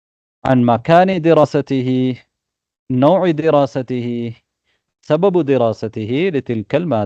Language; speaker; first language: Arabic; non-native, fluent; Tamil